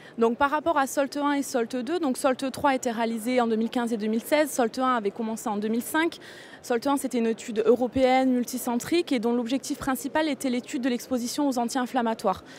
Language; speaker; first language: French; native; French